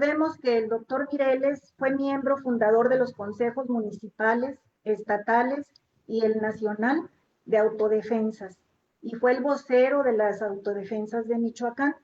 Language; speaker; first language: Spanish; native; Spanish